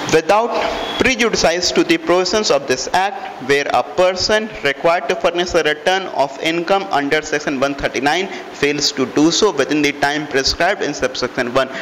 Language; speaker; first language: English; non-native, local second language; Hindi